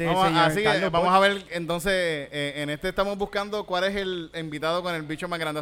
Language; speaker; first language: Spanish; native; Spanish